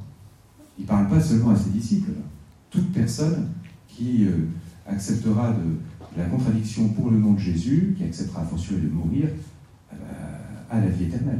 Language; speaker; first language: French; native; French